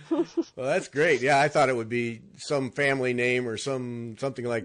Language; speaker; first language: English; native; English